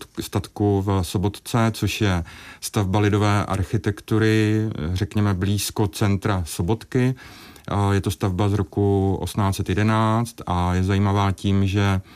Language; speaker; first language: Czech; native; Czech